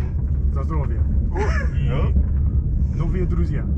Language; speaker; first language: Russian; non-native, learner; English